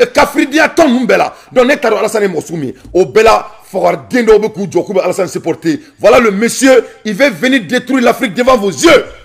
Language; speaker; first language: French; non-native, local second language; Bambara